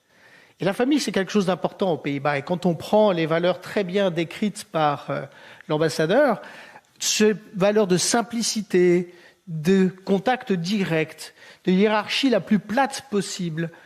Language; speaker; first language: French; native; French